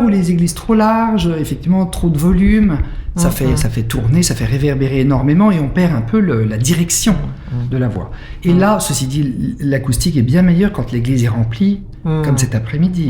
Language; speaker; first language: French; native; French